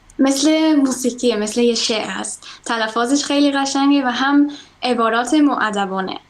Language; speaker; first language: Persian; non-native, fluent; English